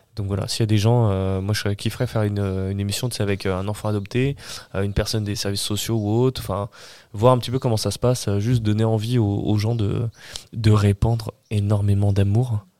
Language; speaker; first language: French; early bilingual, other home language; Portuguese